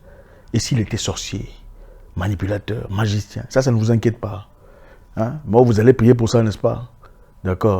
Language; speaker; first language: French; native; French